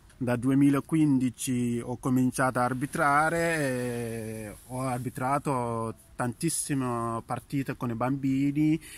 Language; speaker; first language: Italian; non-native, learner; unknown